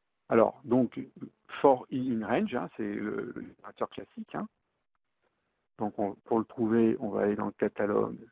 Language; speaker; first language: French; native; French